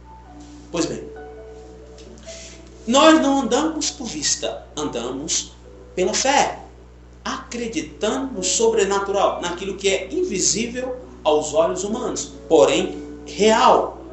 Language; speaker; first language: Portuguese; native; Portuguese